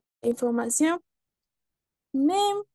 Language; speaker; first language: French; non-native, learner; Spanish